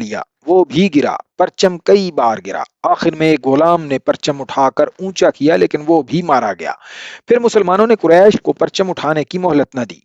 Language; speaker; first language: Urdu; native; Urdu